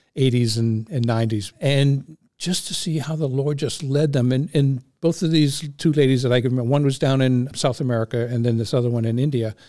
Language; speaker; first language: English; native; English